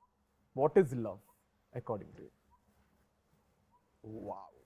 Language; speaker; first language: Telugu; native; Telugu